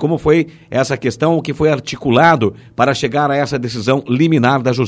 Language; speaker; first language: Portuguese; native; Portuguese